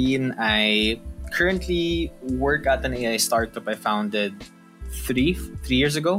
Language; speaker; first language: English; non-native, local second language; Filipino